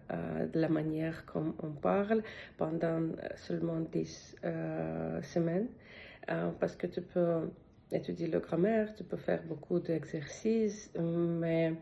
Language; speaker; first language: French; non-native, learner; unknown